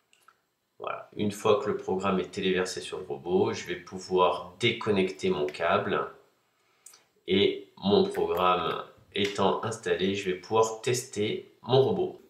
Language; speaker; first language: French; native; French